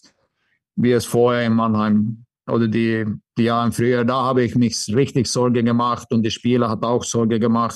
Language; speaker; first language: German; non-native, fluent; Swedish